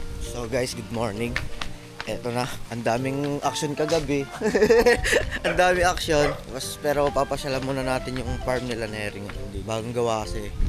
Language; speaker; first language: Filipino; native; Filipino